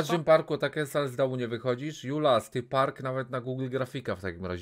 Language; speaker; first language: Polish; native; Polish